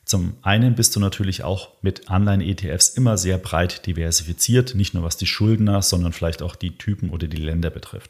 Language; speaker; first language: German; native; German